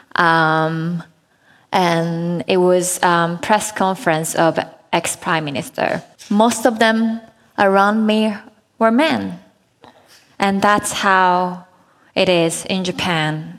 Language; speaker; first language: English; non-native, fluent; Japanese